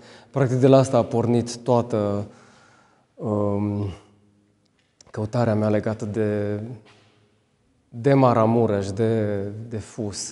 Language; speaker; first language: Romanian; native; Romanian